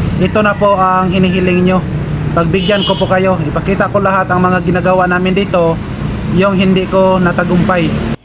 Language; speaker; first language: Filipino; non-native, local second language; Cebuano